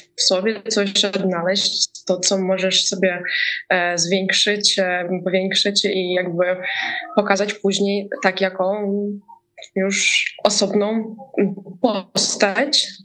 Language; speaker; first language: Polish; non-native, fluent; Russian